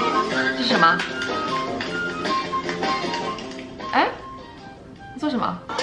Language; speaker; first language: Chinese; non-native, fluent; English